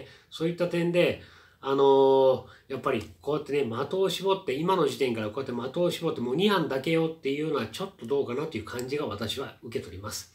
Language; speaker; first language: Japanese; native; Japanese